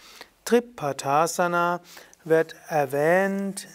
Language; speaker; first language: German; native; German